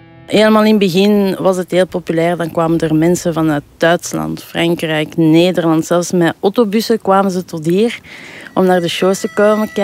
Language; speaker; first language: Dutch; native; Dutch